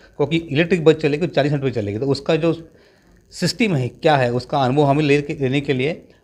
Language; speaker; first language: Hindi; non-native, local second language; Marathi